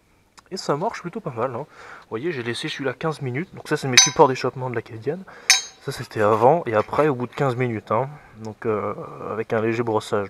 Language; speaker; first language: French; native; French